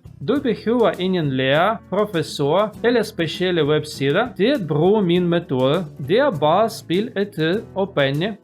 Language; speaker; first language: Danish; non-native, learner; Russian